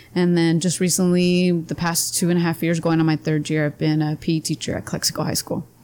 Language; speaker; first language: English; native; English